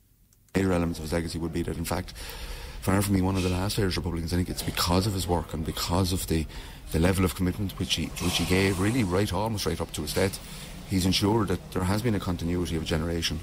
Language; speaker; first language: English; native; English